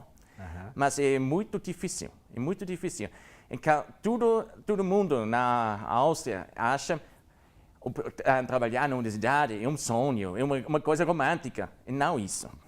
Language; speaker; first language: Portuguese; non-native, learner; German